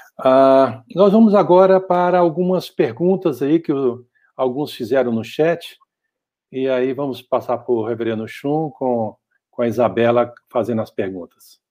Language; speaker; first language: Portuguese; native; Portuguese